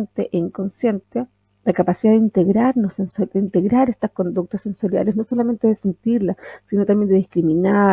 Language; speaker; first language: Spanish; native; Spanish